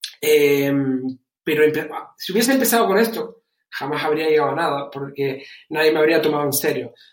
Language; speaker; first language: Spanish; early bilingual, other home language; German